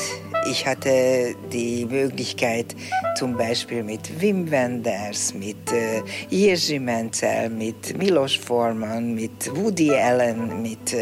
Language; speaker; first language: German; early bilingual, heritage; Hungarian